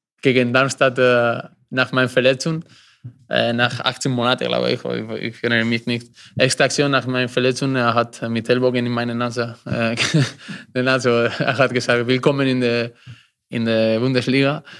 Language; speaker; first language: German; non-native, learner; Spanish